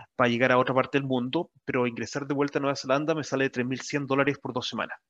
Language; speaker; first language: Spanish; native; Spanish